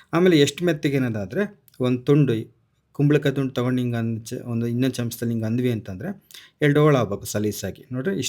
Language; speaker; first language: Kannada; native; Kannada